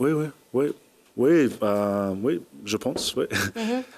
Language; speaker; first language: French; non-native, learner; English